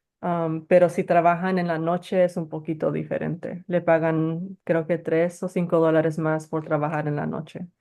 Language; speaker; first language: Spanish; early bilingual, heritage; Spanish